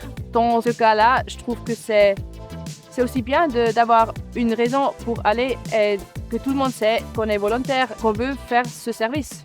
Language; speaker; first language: French; non-native, local second language; German